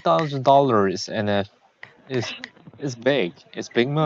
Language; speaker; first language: English; non-native, learner; Korean